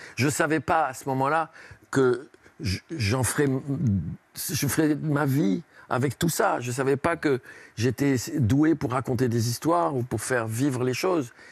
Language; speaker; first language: French; early bilingual, heritage; French